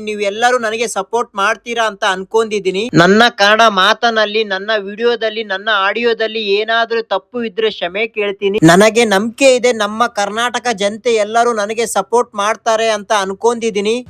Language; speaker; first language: Kannada; non-native, local second language; Urdu